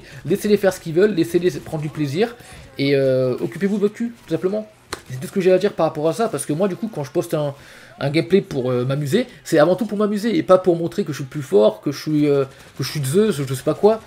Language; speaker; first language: French; native; French